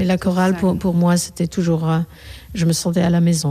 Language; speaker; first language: French; non-native, fluent; Korean